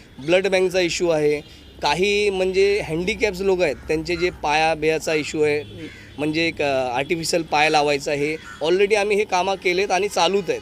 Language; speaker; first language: Marathi; non-native, local second language; Hindi